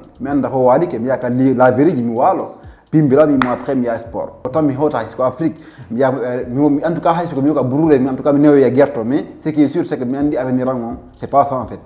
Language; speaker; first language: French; non-native, local second language; Fula